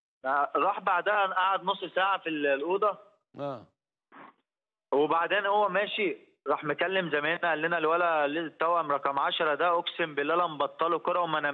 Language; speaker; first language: Arabic; native; Arabic